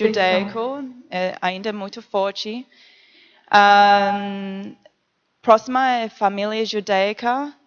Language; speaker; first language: Portuguese; non-native, learner; English